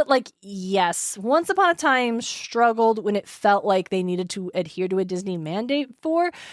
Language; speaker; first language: English; native; English